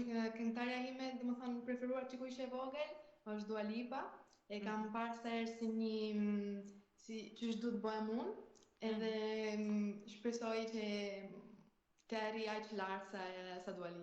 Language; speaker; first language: Albanian; early bilingual, heritage; Albanian